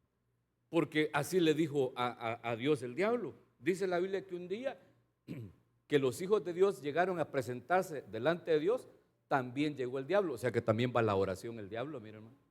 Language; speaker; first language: Spanish; native; Spanish